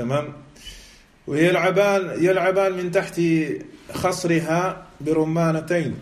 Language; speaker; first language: Arabic; non-native, fluent; French